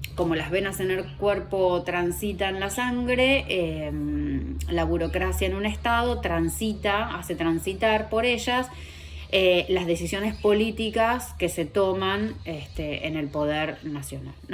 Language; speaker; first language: Spanish; native; Spanish